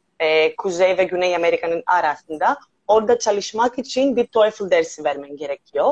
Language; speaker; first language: Turkish; non-native, learner; Greek